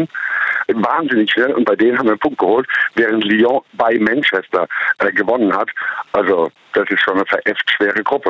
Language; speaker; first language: German; native; German